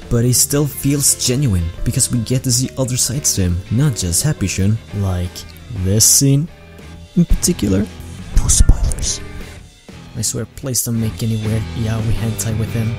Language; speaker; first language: English; native; English